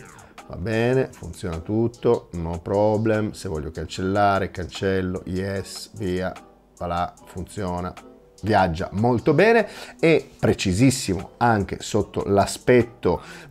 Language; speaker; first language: Italian; native; Italian